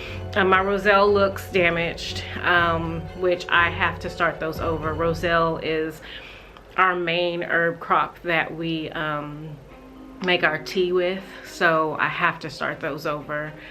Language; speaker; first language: English; native; English